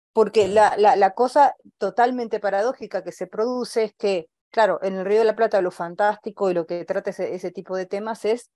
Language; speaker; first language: Spanish; native; Spanish